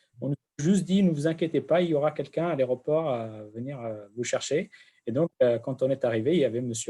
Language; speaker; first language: French; non-native, fluent; Kurdish